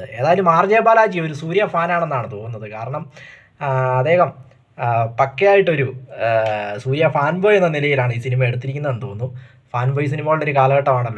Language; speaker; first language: Malayalam; native; Malayalam